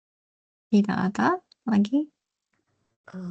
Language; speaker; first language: Indonesian; non-native, learner; Japanese